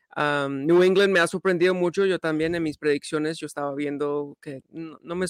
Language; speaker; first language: Spanish; early bilingual, heritage; Spanish